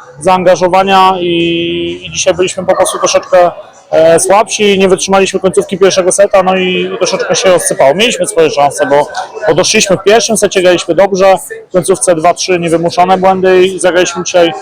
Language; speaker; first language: Polish; native; Polish